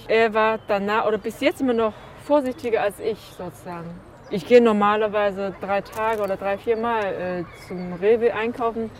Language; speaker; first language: German; non-native, fluent; Chinese